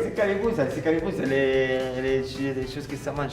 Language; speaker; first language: French; non-native, learner; Italian